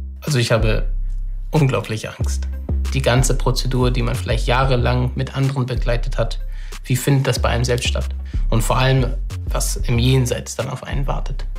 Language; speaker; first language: German; early bilingual, other home language; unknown